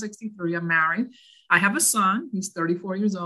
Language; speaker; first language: English; native; English